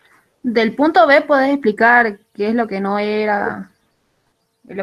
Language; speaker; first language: Spanish; native; Spanish